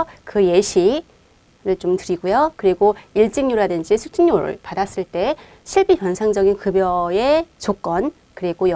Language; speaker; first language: Korean; native; Korean